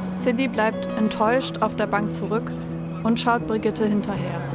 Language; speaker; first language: German; native; German